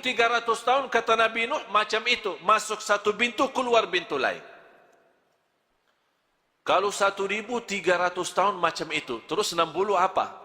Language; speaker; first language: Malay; non-native, fluent; Arabic